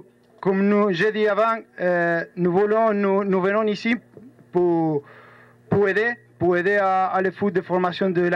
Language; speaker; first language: French; non-native, fluent; Spanish